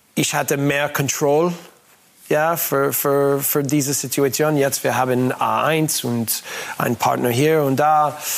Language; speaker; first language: German; non-native, learner; English